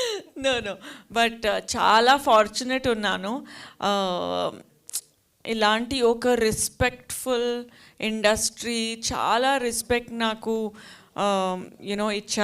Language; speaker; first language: Telugu; non-native, local second language; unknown